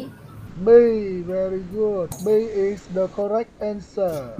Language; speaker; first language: English; non-native, fluent; Vietnamese